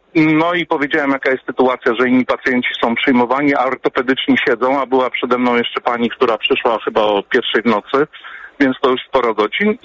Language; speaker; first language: Polish; native; Polish